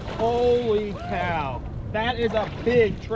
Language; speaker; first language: English; native; English